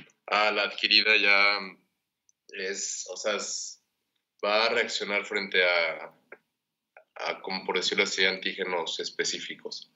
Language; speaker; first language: Spanish; native; Spanish